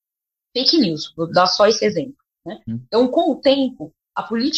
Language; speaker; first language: Portuguese; native; Portuguese